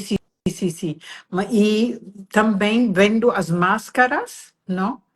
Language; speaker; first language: Portuguese; non-native, fluent; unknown